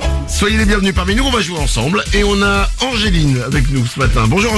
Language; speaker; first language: French; native; French